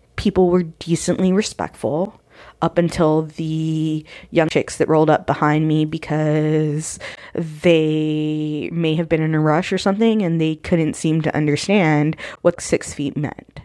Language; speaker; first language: English; early bilingual, other home language; Spanish